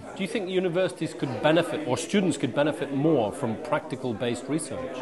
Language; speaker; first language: English; non-native, fluent; Dutch